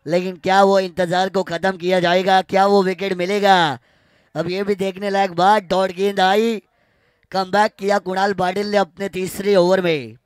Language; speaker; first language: Hindi; non-native, local second language; Marathi